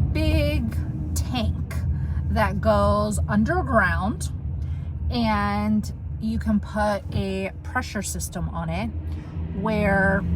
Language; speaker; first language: English; native; English